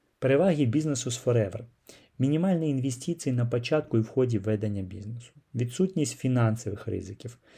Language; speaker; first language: Ukrainian; non-native, local second language; Russian